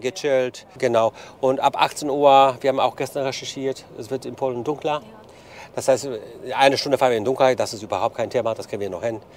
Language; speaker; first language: German; non-native, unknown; Polish